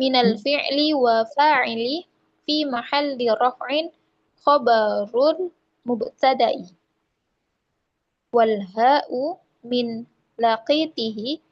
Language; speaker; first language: Arabic; non-native, learner; Indonesian